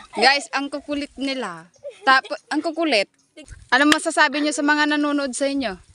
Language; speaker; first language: Filipino; non-native, local second language; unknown